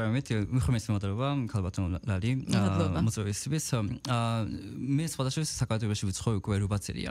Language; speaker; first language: Georgian; non-native, fluent; Japanese